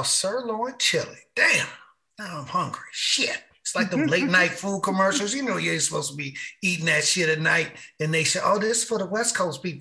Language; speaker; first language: English; native; English